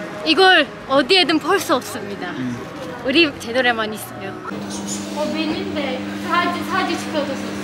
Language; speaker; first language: Korean; non-native, fluent; Turkish